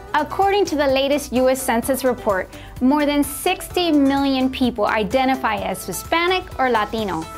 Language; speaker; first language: English; early bilingual, other home language; Spanish